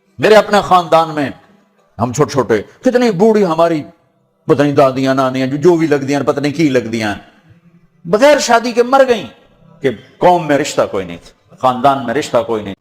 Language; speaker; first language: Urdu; non-native, local second language; Punjabi